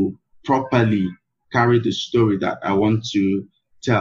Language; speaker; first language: English; non-native, local second language; Igbo